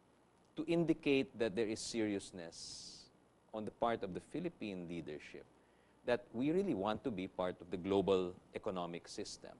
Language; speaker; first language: English; non-native, local second language; Filipino